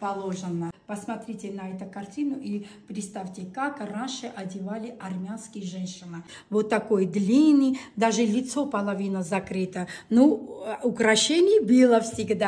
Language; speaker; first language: Russian; non-native, local second language; Armenian